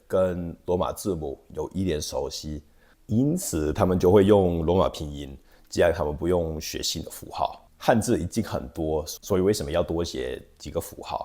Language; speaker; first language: Chinese; non-native, fluent; English